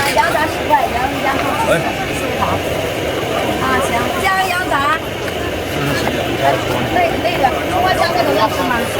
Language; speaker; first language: Chinese; native; Chinese